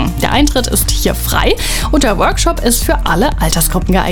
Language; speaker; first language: German; native; German